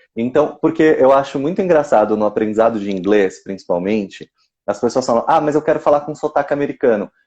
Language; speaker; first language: Portuguese; native; Portuguese